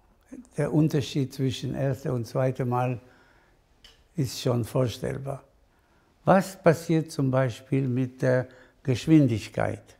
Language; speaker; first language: German; non-native, fluent; Spanish